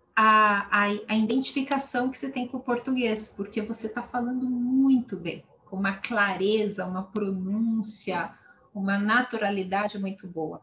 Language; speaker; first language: Portuguese; native; Portuguese